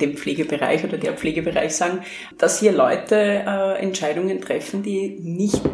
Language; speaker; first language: German; native; German